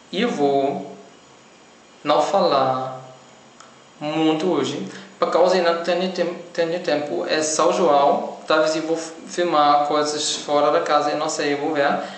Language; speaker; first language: Portuguese; non-native, learner; German